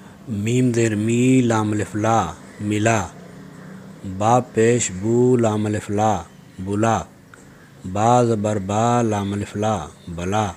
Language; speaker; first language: Urdu; native; Urdu